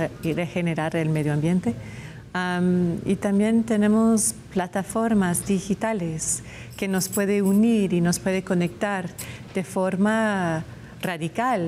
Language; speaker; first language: Spanish; non-native, fluent; English